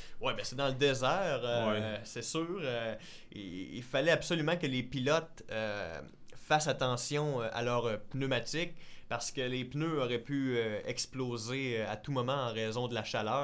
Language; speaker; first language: French; native; French